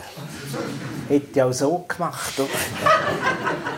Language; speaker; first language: German; native; German